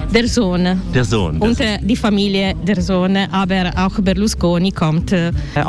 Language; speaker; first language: German; non-native, learner; Italian